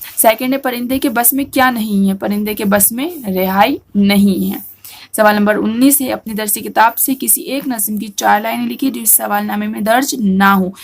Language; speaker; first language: Urdu; native; Urdu